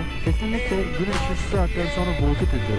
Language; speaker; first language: Turkish; native; Turkish